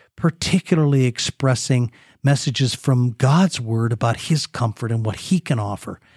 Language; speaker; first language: English; native; English